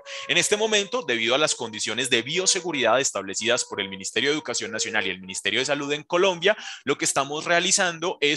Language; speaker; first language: Spanish; native; Spanish